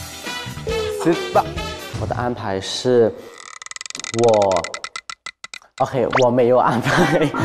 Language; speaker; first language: Chinese; non-native, learner; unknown